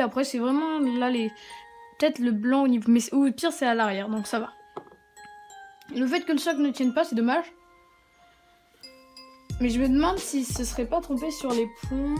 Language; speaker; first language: French; native; French